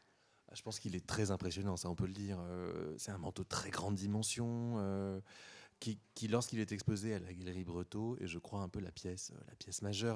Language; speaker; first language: French; native; French